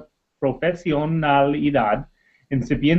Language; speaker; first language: Spanish; non-native, learner; English